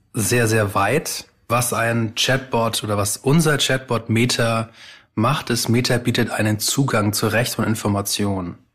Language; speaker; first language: German; early bilingual, other home language; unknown